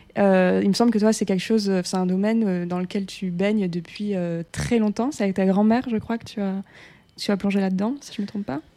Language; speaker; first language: French; native; French